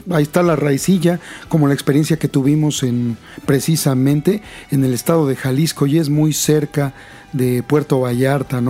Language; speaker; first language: Spanish; native; Spanish